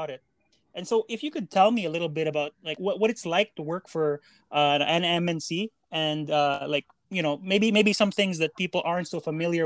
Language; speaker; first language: English; non-native, local second language; Cebuano